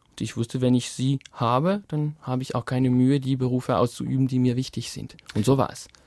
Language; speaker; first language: German; non-native, fluent; French